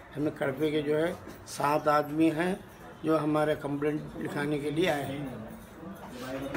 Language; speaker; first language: Hindi; non-native, local second language; Urdu